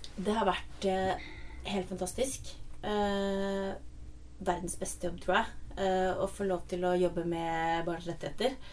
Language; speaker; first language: Norwegian; native; Norwegian